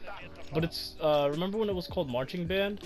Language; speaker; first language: English; native; English